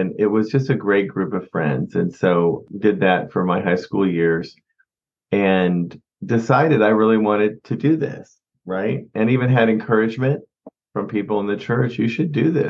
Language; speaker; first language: English; native; English